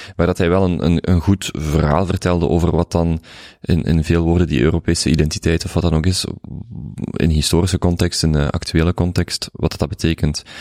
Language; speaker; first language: Dutch; native; Dutch